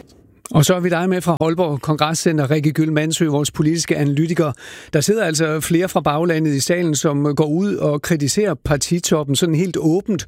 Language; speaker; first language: Danish; native; Danish